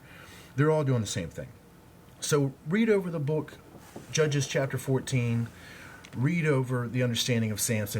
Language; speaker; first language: English; native; English